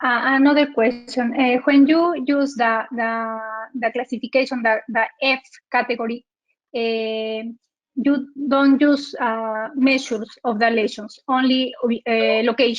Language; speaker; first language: English; non-native, learner; Spanish